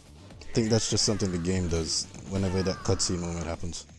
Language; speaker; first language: English; native; English